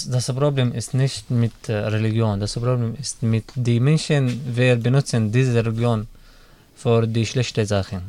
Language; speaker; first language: German; non-native, learner; Arabic